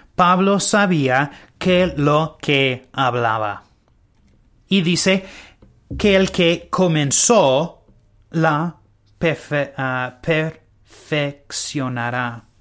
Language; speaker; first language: Spanish; non-native, learner; English